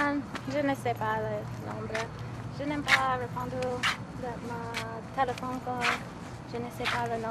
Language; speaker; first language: French; non-native, learner; English